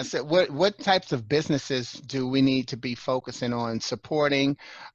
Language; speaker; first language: English; native; English